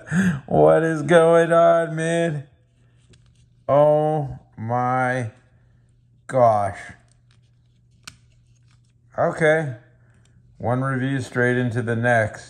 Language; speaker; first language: English; native; English